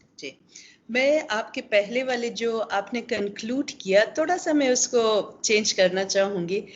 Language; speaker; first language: Urdu; non-native, local second language; Pashto